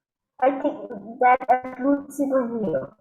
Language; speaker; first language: English; non-native, learner; Vietnamese